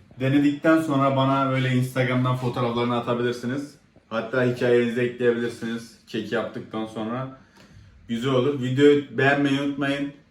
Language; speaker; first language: Turkish; native; Turkish